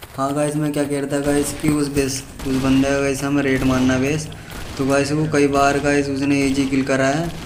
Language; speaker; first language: Hindi; native; Hindi